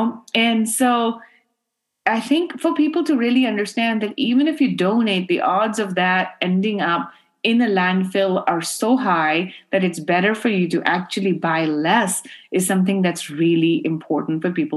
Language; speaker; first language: English; non-native, local second language; Urdu